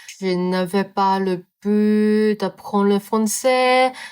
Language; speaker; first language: French; non-native, learner; Cantonese